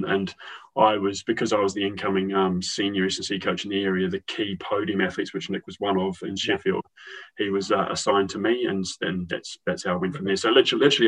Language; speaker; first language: English; native; English